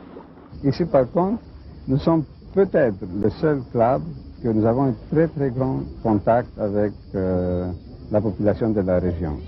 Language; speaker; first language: French; non-native, learner; Greek